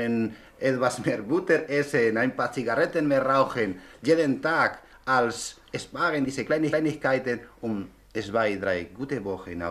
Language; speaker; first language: German; non-native, learner; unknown